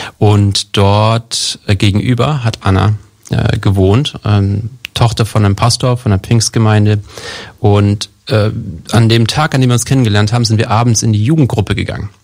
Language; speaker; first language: German; early bilingual, heritage; German